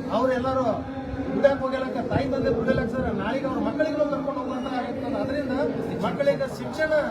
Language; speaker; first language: Kannada; non-native, local second language; Lambadi